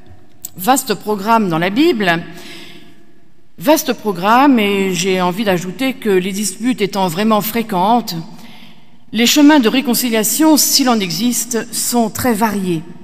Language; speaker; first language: French; native; French